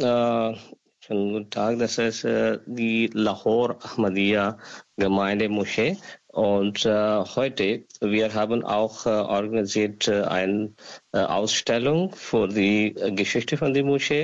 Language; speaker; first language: German; non-native, learner; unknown